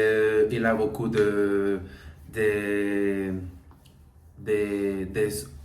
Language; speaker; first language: French; non-native, learner; Portuguese